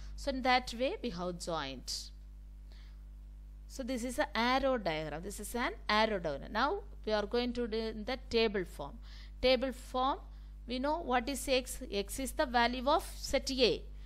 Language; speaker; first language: English; non-native, local second language; Tamil